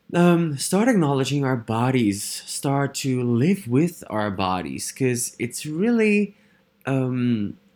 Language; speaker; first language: English; non-native, fluent; Dutch